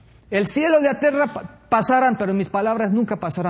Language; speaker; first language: Spanish; non-native, fluent; English